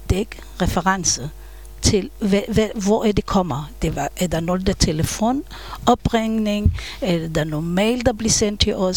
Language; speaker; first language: Danish; non-native, fluent; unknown